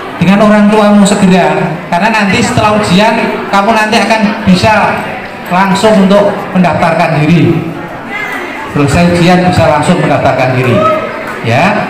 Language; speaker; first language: Indonesian; non-native, local second language; Javanese